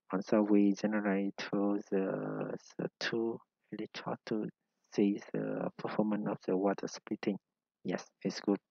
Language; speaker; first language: English; non-native, learner; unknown